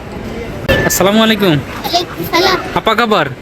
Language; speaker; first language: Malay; non-native, learner; Bangla